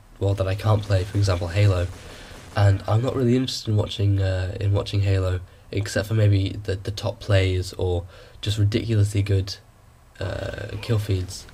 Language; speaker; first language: English; native; English